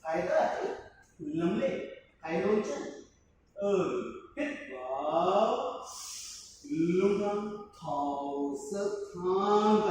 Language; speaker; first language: Vietnamese; non-native, learner; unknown